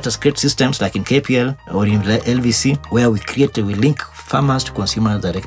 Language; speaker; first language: English; non-native, local second language; Luo (Kenya and Tanzania)